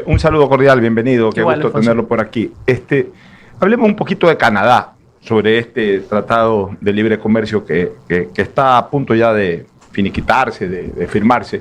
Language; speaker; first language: Spanish; native; Spanish